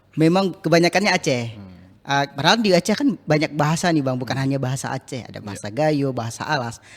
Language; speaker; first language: Indonesian; non-native, local second language; Minangkabau